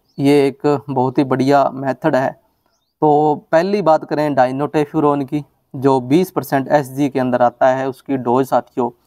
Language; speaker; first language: Hindi; non-native, local second language; Punjabi